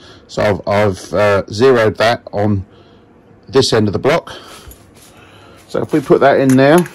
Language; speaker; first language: English; native; English